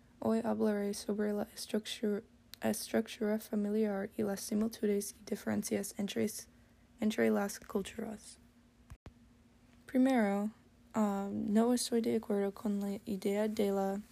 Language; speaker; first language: Spanish; non-native, learner; English